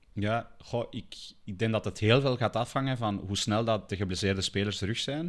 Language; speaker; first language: Dutch; early bilingual, other home language; Spanish